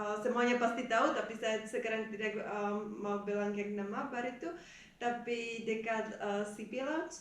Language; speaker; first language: Indonesian; non-native, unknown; English